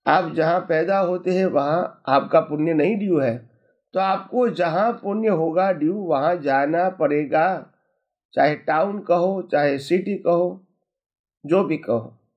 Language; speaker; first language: Hindi; non-native, local second language; Gujarati